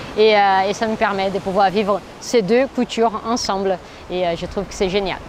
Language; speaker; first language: French; non-native, fluent; Portuguese